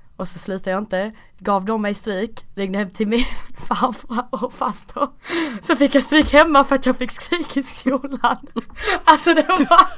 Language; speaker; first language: Swedish; early bilingual, other home language; Portuguese